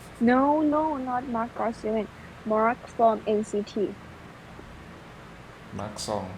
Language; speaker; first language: English; non-native, learner; Thai